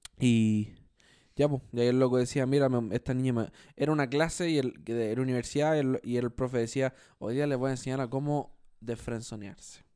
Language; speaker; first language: Spanish; native; Spanish